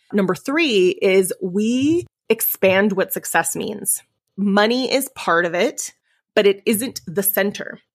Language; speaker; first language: English; early bilingual, other home language; Spanish